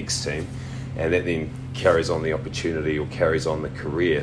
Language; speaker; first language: English; native; English